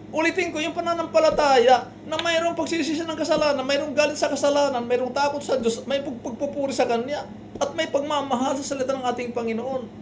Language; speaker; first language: Filipino; non-native, local second language; Waray